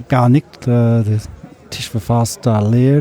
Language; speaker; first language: German; non-native, learner; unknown